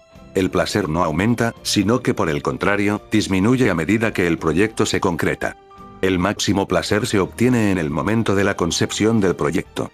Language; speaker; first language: Spanish; native; Spanish